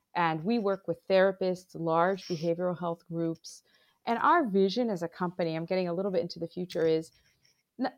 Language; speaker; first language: English; non-native, local second language; Bangla